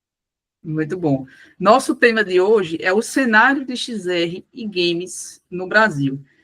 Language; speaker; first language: Portuguese; native; Portuguese